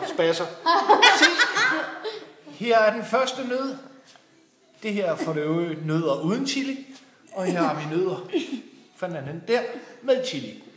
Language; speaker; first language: Danish; native; Danish